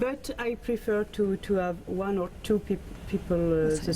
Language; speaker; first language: English; non-native, learner; French